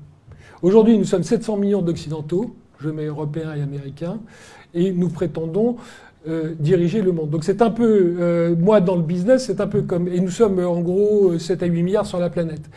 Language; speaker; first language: French; native; French